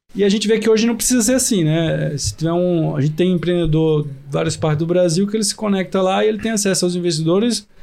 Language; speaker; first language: Portuguese; native; Portuguese